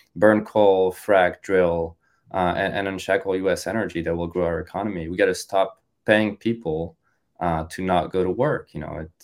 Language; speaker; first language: English; non-native, fluent; French